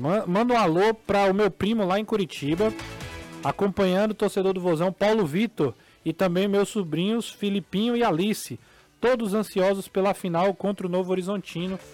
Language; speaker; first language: Portuguese; native; Portuguese